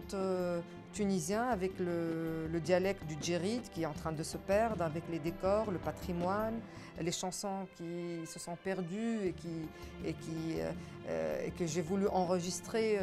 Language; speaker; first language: French; non-native, local second language; Arabic